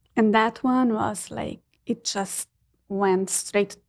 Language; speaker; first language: English; non-native, fluent; Portuguese